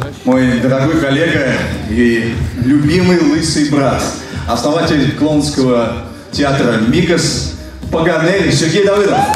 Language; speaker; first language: Russian; native; Russian